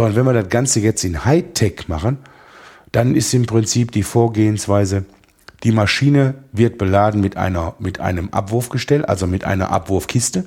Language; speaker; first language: German; native; German